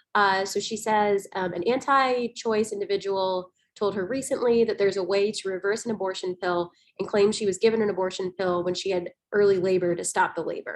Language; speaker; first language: English; native; English